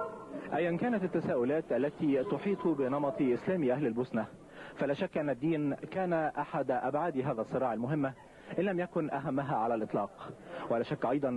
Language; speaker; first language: Arabic; native; Arabic